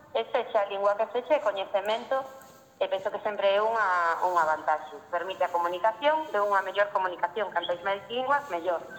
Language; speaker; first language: Galician; non-native, local second language; Spanish